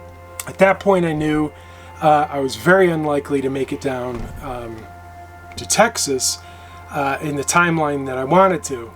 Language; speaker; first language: English; native; English